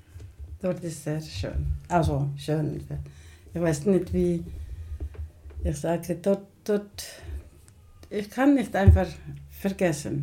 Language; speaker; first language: German; non-native, learner; Somali